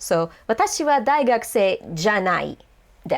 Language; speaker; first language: Japanese; non-native, fluent; English